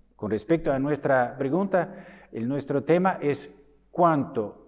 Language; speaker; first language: Spanish; non-native, fluent; German